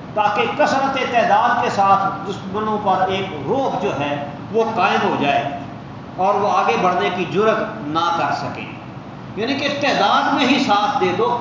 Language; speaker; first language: Urdu; non-native, local second language; Punjabi